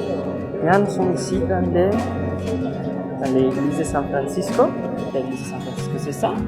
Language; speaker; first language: French; non-native, learner; Spanish